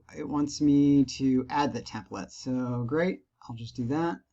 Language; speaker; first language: English; native; English